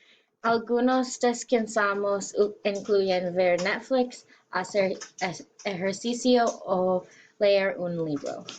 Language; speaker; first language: Spanish; non-native, learner; English